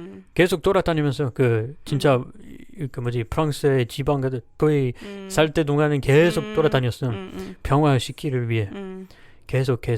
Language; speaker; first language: Korean; non-native, learner; French